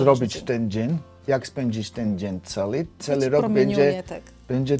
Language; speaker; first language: Polish; non-native, learner; Georgian